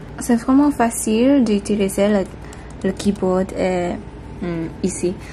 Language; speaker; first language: French; non-native, learner; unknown